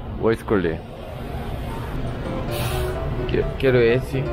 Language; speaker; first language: Portuguese; non-native, learner; Korean